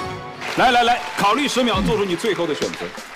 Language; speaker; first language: Chinese; native; Chinese